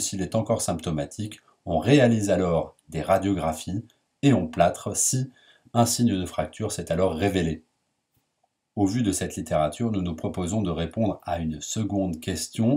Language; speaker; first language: French; native; French